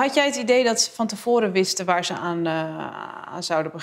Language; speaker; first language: Dutch; native; Dutch